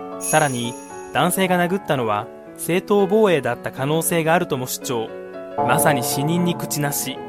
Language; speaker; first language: Japanese; native; Japanese